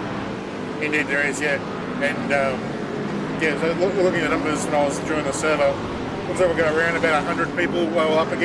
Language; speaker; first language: English; native; English